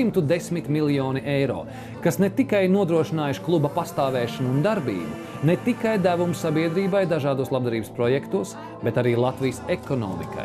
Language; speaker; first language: Latvian; native; Latvian